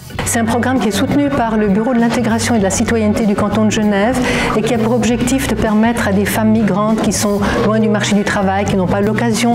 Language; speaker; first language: French; native; French